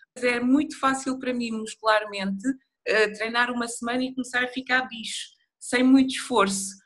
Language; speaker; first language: Portuguese; early bilingual, other home language; Upper Guinea Crioulo